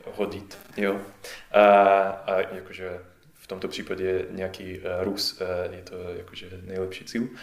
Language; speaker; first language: Czech; non-native, fluent; Russian